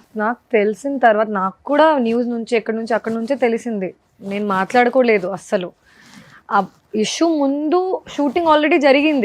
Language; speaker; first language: Telugu; non-native, fluent; Hindi